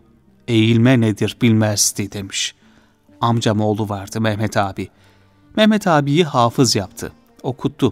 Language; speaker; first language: Turkish; native; Turkish